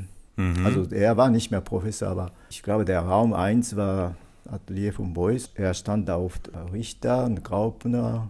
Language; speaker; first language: German; non-native, fluent; Japanese